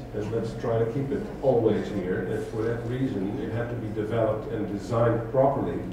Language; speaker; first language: English; non-native, fluent; Dutch